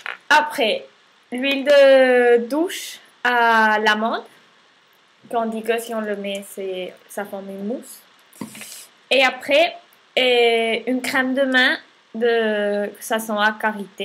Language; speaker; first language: French; non-native, learner; Spanish